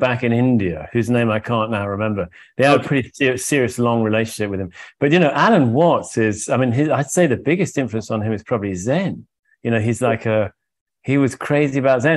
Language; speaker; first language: English; native; English